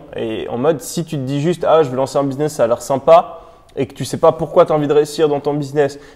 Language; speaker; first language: French; native; French